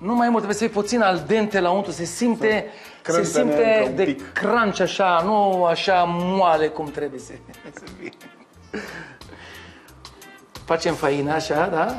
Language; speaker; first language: Romanian; non-native, learner; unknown